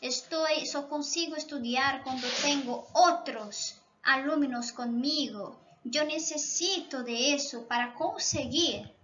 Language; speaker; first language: Spanish; non-native, local second language; Portuguese